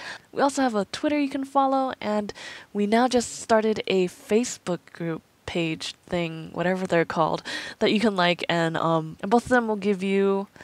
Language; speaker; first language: English; native; English